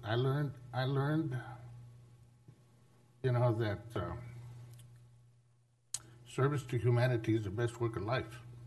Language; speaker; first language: English; early bilingual, other home language; Spanish